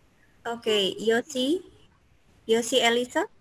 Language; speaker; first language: English; non-native, fluent; Indonesian